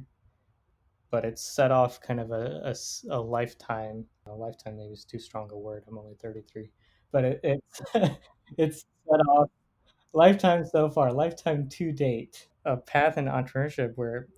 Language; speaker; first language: English; native; English